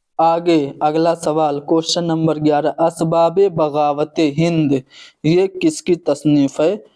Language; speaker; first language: Urdu; native; Urdu